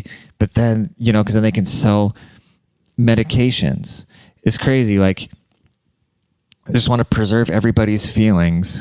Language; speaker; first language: English; native; English